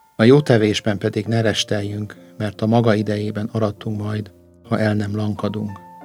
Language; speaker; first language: Hungarian; early bilingual, heritage; Hungarian